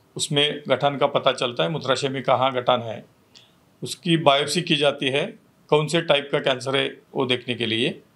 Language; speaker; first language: Hindi; non-native, local second language; Marathi